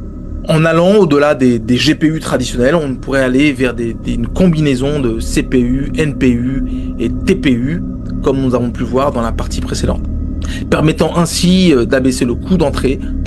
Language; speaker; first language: French; native; French